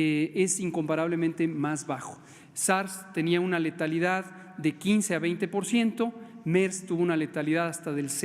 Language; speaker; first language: Spanish; native; Spanish